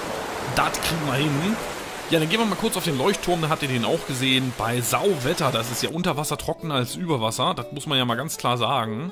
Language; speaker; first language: German; native; German